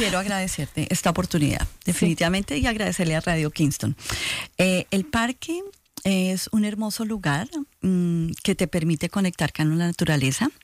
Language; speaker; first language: Spanish; native; Spanish